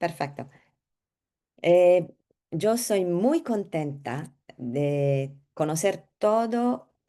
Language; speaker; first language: Spanish; non-native, learner; Italian